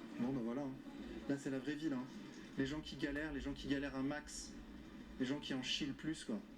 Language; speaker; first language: French; native; French